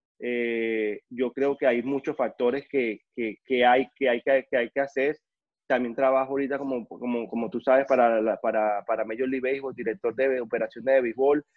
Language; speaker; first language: Spanish; native; Spanish